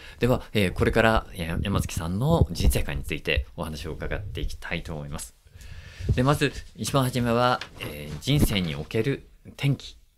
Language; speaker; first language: Japanese; native; Japanese